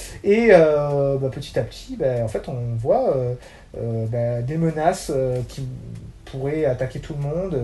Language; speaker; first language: French; native; French